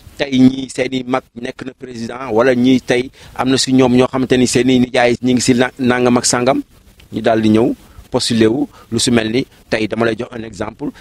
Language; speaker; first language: Wolof; native; Wolof